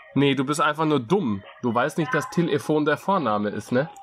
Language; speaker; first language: German; native; German